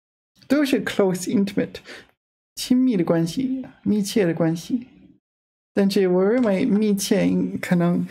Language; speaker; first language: Chinese; non-native, fluent; English